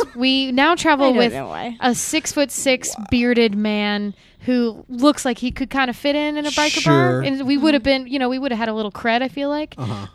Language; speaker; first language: English; native; English